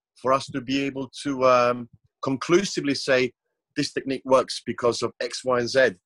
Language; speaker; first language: English; non-native, fluent; Croatian